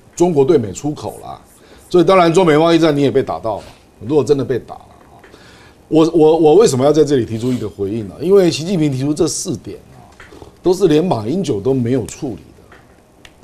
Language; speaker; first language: Chinese; native; Chinese